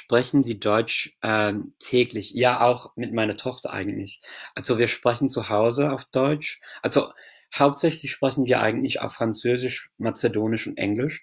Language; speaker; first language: German; non-native, fluent; English